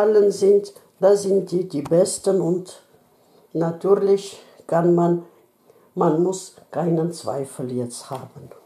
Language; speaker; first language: German; non-native, learner; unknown